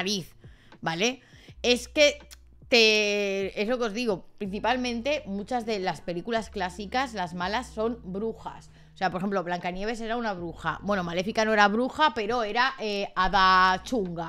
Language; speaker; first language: Spanish; native; Spanish